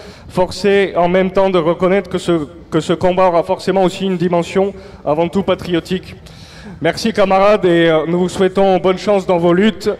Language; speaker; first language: French; native; French